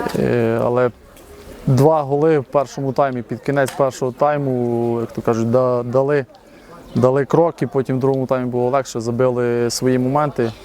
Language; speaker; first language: Ukrainian; native; Ukrainian